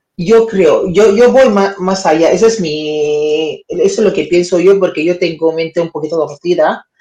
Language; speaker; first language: Spanish; non-native, fluent; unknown